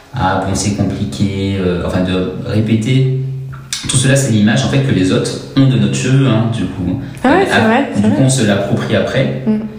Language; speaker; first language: French; native; French